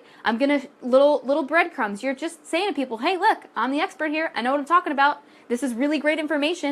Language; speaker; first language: English; native; English